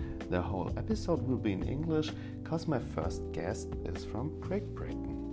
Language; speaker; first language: English; non-native, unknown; German